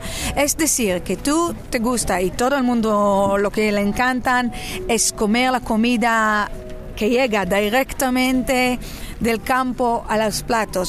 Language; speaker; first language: Spanish; non-native, fluent; Hebrew